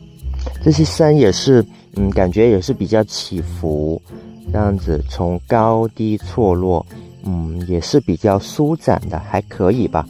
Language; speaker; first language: Chinese; non-native, local second language; Cantonese